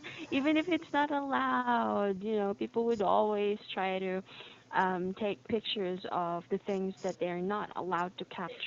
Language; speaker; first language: English; non-native, fluent; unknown